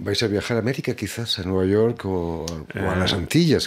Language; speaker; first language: Spanish; native; Spanish